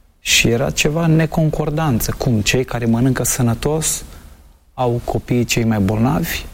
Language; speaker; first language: Romanian; native; Romanian